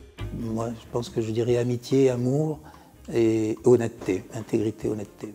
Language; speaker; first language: French; native; French